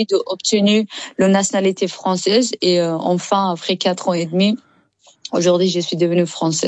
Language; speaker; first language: French; non-native, learner; Persian